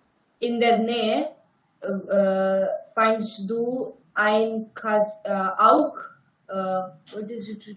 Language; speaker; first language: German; non-native, learner; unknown